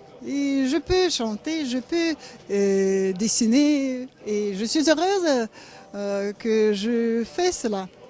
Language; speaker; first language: French; non-native, learner; Russian